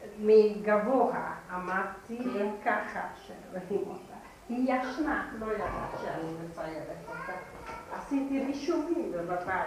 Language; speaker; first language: Hebrew; non-native, fluent; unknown